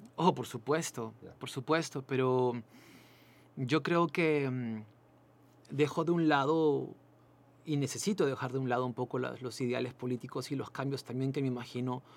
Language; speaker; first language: Spanish; native; Spanish